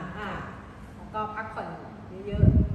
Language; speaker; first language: Thai; native; Thai